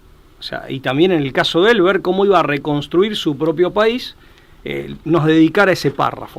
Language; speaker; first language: Spanish; native; Spanish